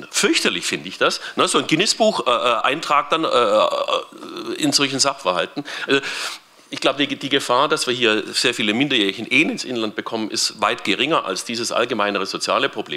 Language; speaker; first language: German; native; German